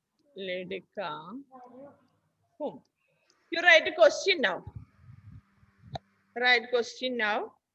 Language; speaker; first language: English; non-native, local second language; Malayalam